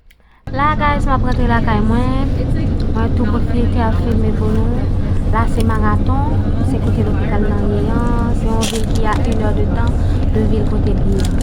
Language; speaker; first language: French; non-native, local second language; Haitian Creole